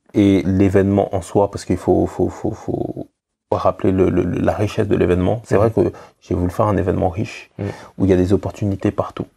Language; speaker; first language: French; native; French